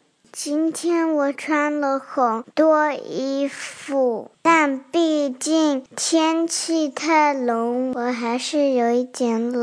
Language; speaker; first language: Chinese; early bilingual, heritage; Chinese